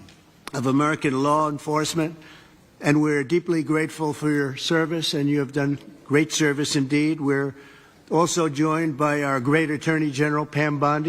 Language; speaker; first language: English; native; English